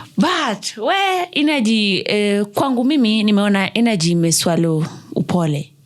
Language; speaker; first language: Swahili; non-native, local second language; Luo (Kenya and Tanzania)